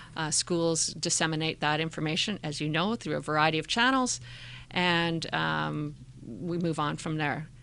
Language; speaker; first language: English; native; English